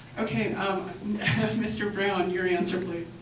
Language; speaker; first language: English; native; English